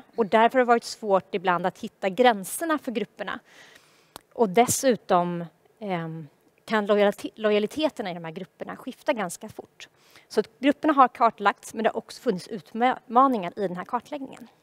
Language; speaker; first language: Swedish; native; Swedish